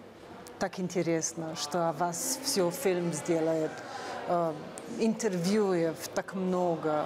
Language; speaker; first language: Russian; non-native, fluent; Slovenian